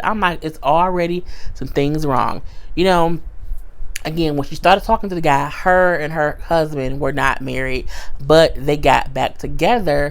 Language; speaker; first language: English; native; English